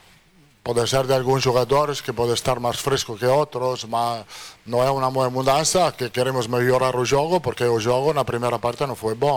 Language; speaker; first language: Portuguese; non-native, learner; Italian